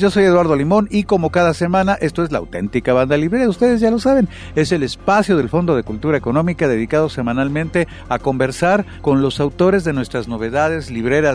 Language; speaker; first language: Spanish; native; Spanish